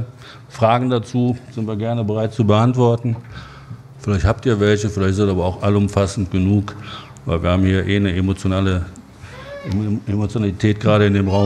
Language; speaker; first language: German; native; German